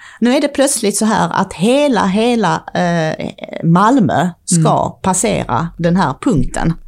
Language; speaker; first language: Swedish; early bilingual, other home language; Czech